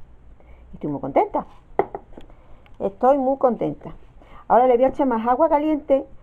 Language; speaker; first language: Spanish; native; Spanish